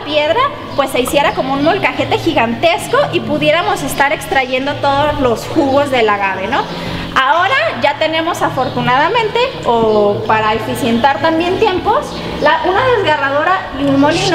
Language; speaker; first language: Spanish; native; Spanish